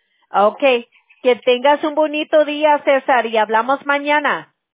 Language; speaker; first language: Spanish; early bilingual, other home language; English